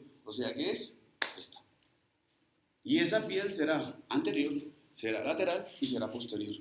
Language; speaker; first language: Spanish; native; Spanish